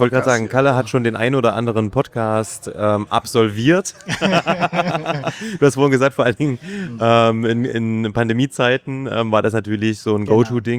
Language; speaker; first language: German; native; German